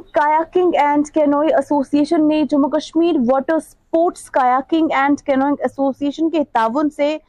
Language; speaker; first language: Urdu; non-native, local second language; Kashmiri